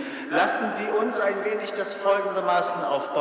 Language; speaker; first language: German; native; German